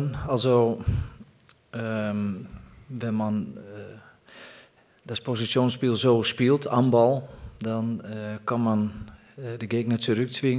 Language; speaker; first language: German; non-native, fluent; Dutch